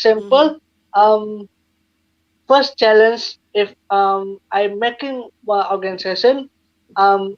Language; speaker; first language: English; non-native, learner; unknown